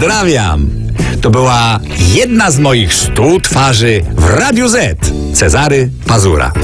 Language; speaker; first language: Polish; native; Polish